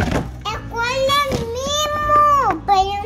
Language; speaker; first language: Spanish; early bilingual, heritage; Spanish